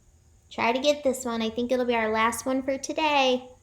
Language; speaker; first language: English; native; English